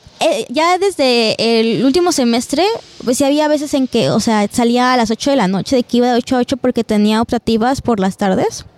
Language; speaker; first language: Spanish; native; Spanish